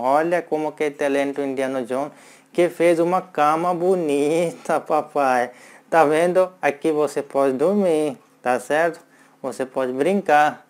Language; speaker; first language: Portuguese; non-native, learner; Hindi